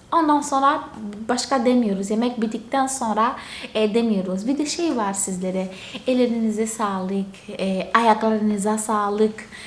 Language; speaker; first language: Turkish; non-native, fluent; Portuguese